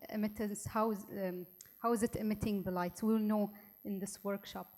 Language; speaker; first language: English; non-native, local second language; Arabic